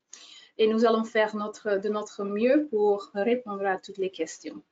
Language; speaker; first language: French; non-native, fluent; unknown